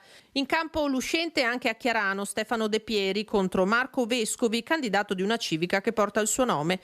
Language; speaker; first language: Italian; native; Italian